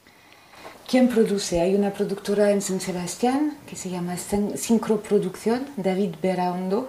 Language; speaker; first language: Spanish; non-native, fluent; French